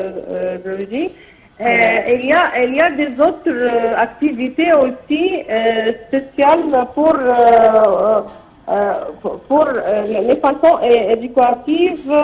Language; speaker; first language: French; non-native, fluent; Arabic